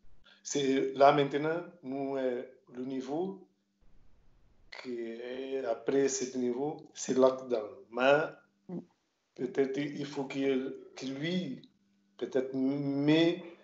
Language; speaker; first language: French; non-native, local second language; Portuguese